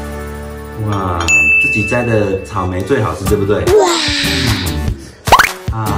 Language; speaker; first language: Chinese; native; Chinese